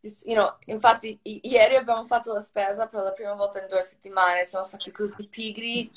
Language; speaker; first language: Italian; non-native, fluent; Croatian